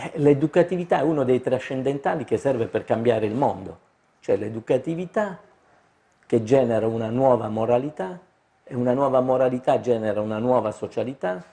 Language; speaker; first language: Italian; native; Italian